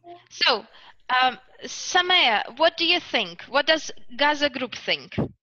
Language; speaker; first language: English; non-native, fluent; Russian